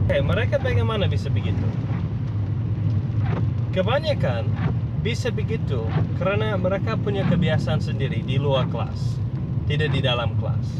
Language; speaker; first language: Indonesian; non-native, fluent; English